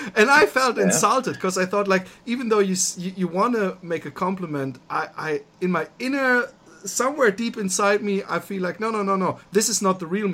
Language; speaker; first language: English; non-native, fluent; German